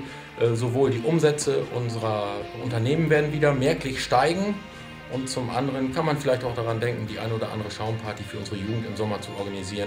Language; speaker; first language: German; native; German